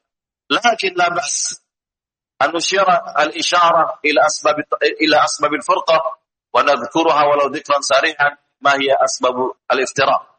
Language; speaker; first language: Arabic; non-native, fluent; Indonesian